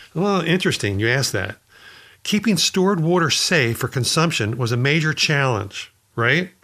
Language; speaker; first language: English; native; English